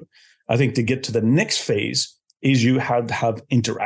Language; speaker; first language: English; native; English